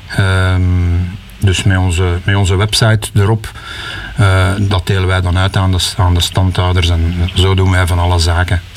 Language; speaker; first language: Dutch; native; Dutch